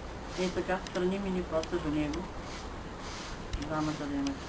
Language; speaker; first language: Bulgarian; native; Bulgarian